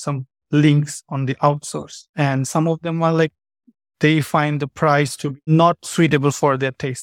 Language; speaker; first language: English; non-native, fluent; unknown